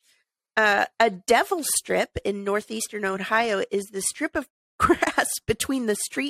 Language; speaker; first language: English; native; English